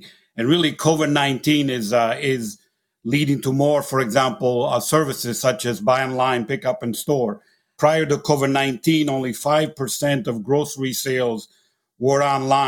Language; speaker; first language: English; non-native, fluent; Italian